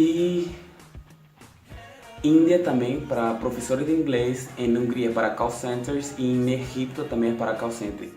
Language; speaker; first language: Spanish; non-native, local second language; Portuguese